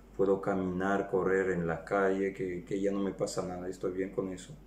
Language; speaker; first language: Spanish; non-native, fluent; French